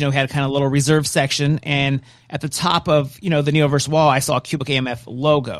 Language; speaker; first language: English; native; English